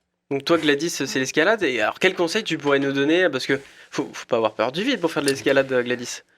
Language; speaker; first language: French; native; French